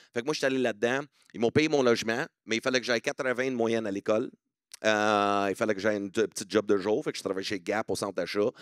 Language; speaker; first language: French; non-native, local second language; English